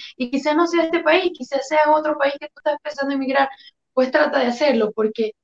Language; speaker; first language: Spanish; native; Spanish